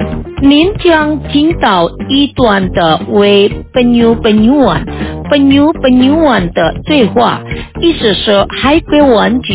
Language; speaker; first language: Chinese; non-native, fluent; Indonesian